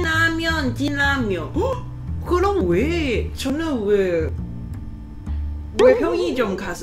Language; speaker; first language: Korean; non-native, learner; Cantonese